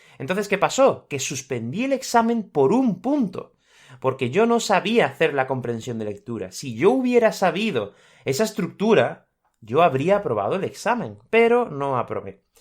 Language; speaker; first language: Spanish; native; Spanish